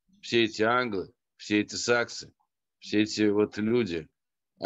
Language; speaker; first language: Russian; non-native, learner; Dutch